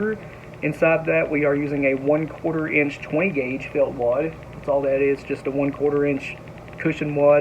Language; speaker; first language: English; native; English